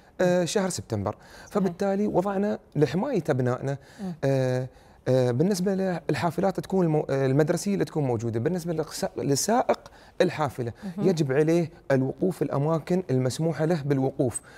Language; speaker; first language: Arabic; native; Arabic